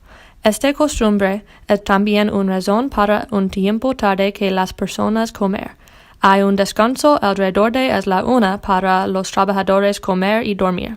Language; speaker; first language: Spanish; non-native, learner; English